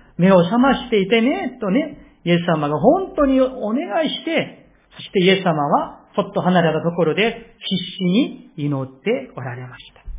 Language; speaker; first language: Japanese; non-native, fluent; Korean